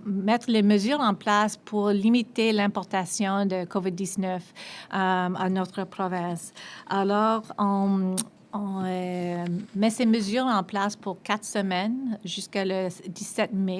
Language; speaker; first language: French; non-native, local second language; English